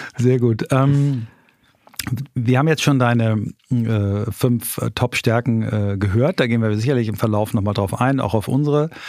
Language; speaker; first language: German; native; German